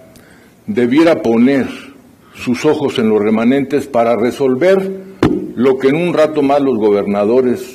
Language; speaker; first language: Spanish; native; Spanish